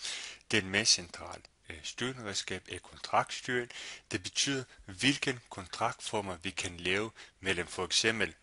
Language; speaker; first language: Danish; non-native, fluent; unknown